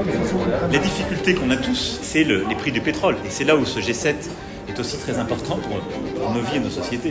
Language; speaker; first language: French; native; French